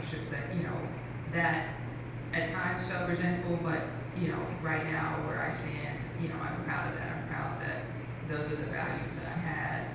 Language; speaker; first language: English; native; English